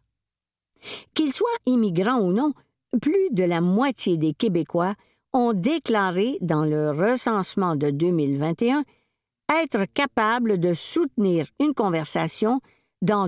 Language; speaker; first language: French; native; French